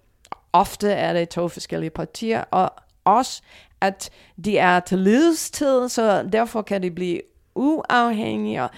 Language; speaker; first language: Danish; non-native, fluent; English